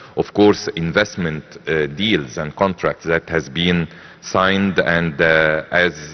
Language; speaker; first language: English; non-native, fluent; Arabic